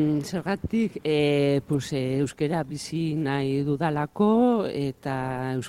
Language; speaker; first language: Basque; non-native, local second language; Spanish